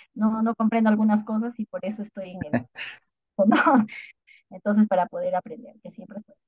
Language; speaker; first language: Spanish; native; Spanish